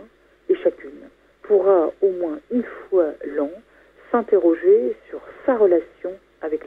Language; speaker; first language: French; native; French